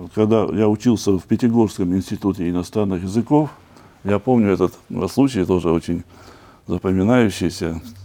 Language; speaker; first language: Russian; non-native, local second language; Chechen